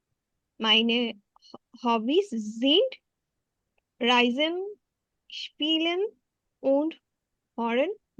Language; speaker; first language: German; non-native, learner; Bangla